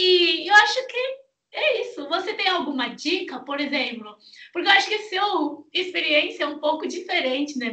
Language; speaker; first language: Portuguese; non-native, fluent; Chinese